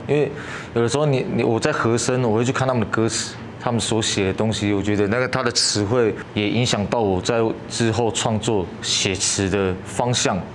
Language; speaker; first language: Chinese; native; Chinese